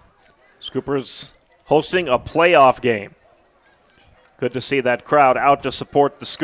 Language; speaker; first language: English; native; English